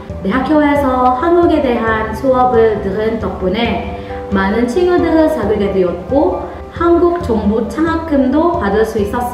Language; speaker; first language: Korean; non-native, fluent; Filipino